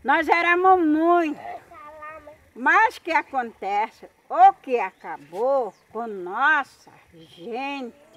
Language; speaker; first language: Portuguese; non-native, local second language; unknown